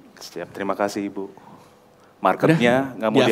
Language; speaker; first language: Indonesian; native; Indonesian